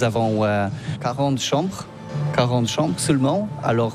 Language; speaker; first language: French; non-native, learner; Polish